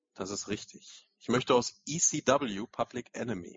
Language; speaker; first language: German; native; German